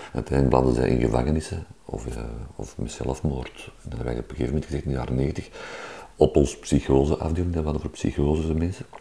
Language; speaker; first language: Dutch; native; Dutch